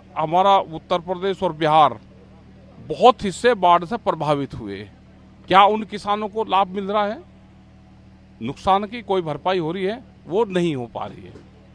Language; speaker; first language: Hindi; native; Hindi